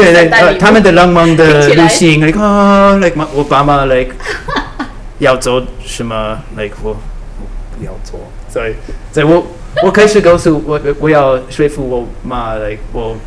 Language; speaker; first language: Chinese; non-native, learner; English